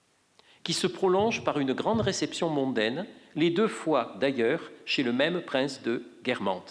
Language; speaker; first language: French; native; French